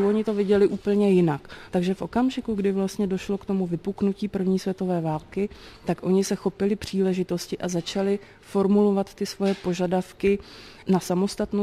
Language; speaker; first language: Czech; native; Czech